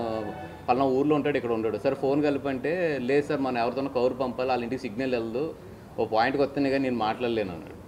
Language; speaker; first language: Telugu; native; Telugu